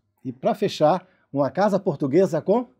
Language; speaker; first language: Portuguese; native; Portuguese